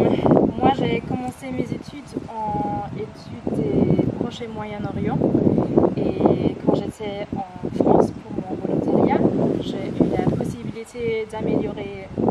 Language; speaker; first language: French; non-native, fluent; German